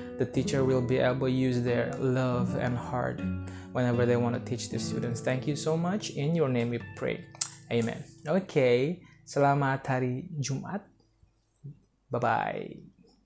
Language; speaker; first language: English; non-native, fluent; Indonesian